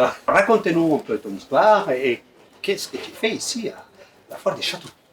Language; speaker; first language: French; native; French